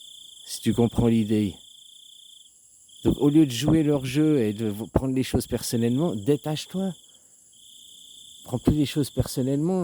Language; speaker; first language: French; native; French